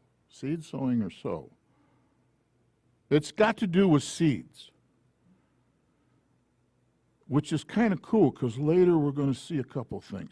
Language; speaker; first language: English; native; English